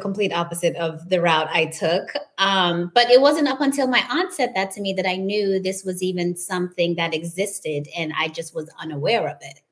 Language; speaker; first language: English; non-native, local second language; Wolof